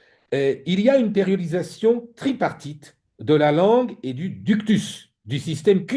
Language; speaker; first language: French; native; French